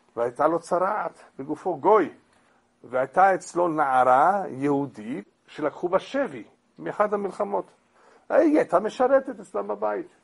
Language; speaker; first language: Hebrew; non-native, fluent; English